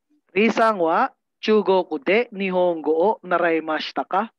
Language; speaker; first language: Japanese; non-native, learner; Filipino